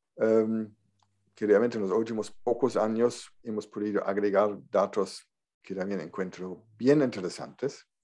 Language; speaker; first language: Spanish; non-native, fluent; German